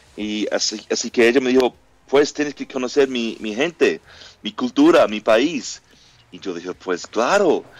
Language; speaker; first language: Spanish; non-native, learner; English